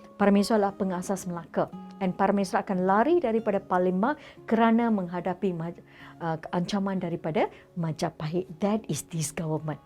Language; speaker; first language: Malay; non-native, local second language; Tamil